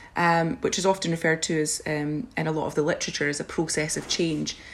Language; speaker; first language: English; native; English